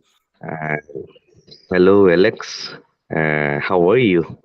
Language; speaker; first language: English; non-native, learner; Bangla